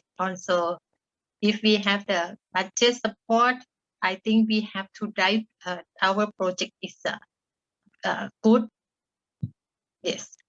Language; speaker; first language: English; non-native, learner; Thai